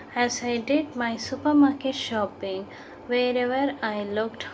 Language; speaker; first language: English; non-native, local second language; Kannada